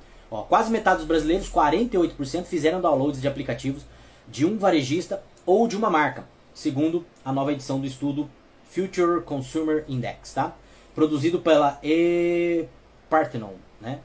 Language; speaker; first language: Portuguese; native; Portuguese